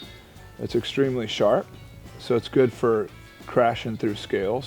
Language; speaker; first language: English; native; English